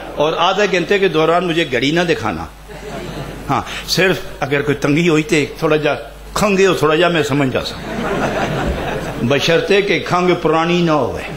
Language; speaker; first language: Urdu; non-native, local second language; Punjabi